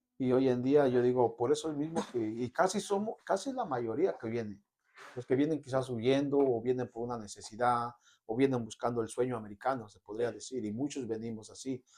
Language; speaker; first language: Spanish; native; Spanish